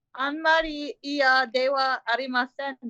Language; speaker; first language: Japanese; non-native, learner; English